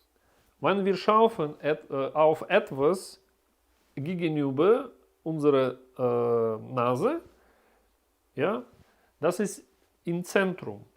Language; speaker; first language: German; non-native, learner; Russian